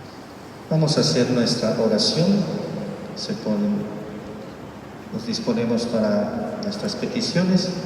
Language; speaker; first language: Spanish; native; Spanish